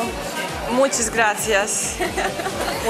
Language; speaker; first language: Spanish; non-native, learner; Serbian